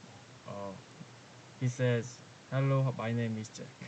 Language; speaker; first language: English; non-native, learner; Korean